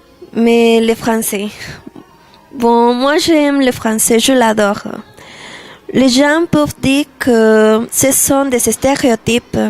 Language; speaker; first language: French; non-native, learner; Spanish